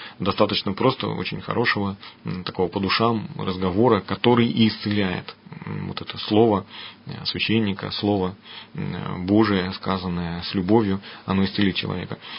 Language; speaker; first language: Russian; native; Russian